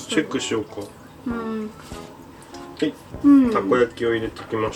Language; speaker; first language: Japanese; native; Japanese